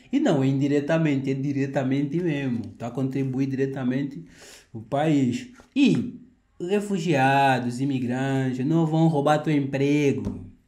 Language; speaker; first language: Portuguese; native; Portuguese